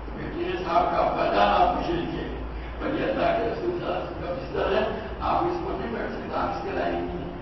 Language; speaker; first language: Urdu; non-native, local second language; Gujarati